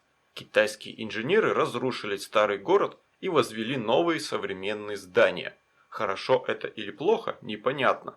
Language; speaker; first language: Russian; native; Russian